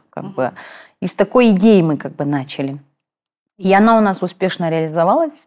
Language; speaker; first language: Russian; non-native, local second language; Kazakh